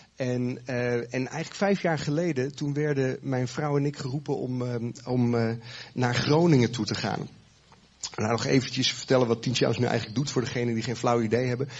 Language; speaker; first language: Dutch; early bilingual, heritage; Dutch